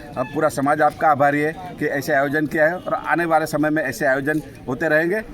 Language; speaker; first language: Hindi; non-native, local second language; Gujarati